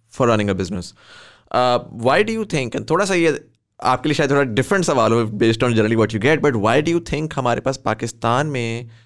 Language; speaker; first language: Hindi; native; Hindi